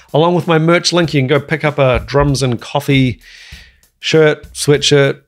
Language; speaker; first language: English; native; English